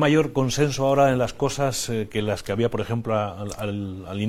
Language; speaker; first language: Spanish; native; Spanish